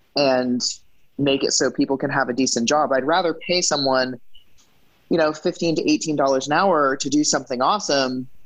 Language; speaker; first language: English; native; English